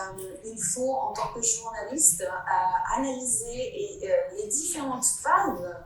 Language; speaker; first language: French; non-native, fluent; Italian